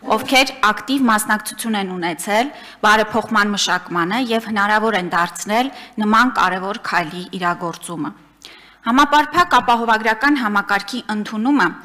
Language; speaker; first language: Armenian; native; Armenian